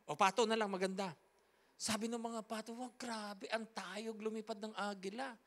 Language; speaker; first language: Filipino; native; Filipino